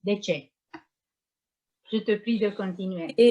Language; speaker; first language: French; non-native, learner; Romanian